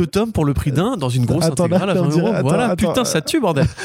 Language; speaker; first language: French; native; French